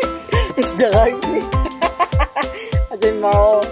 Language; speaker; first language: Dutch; non-native, learner; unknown